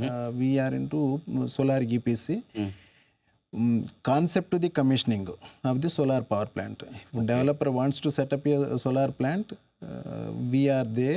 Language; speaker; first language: English; non-native, local second language; Telugu